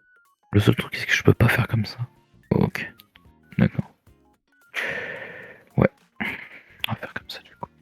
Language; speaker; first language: French; native; French